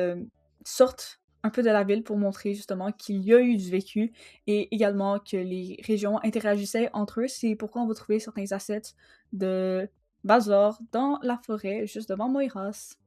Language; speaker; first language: French; native; French